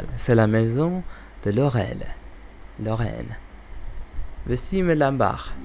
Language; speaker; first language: French; non-native, learner; English